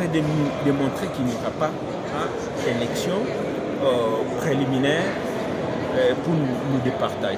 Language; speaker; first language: French; non-native, local second language; Swahili